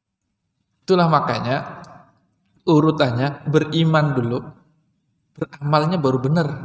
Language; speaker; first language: Indonesian; non-native, local second language; Banjar